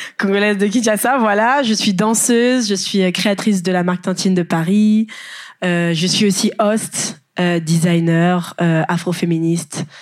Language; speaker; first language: French; non-native, local second language; Lingala